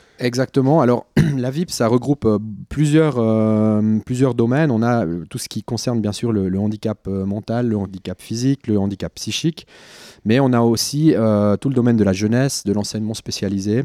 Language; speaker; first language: French; native; French